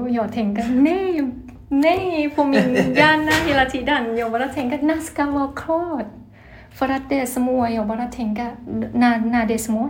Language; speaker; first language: Swedish; non-native, learner; Thai